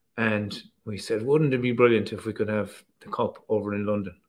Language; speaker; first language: English; native; English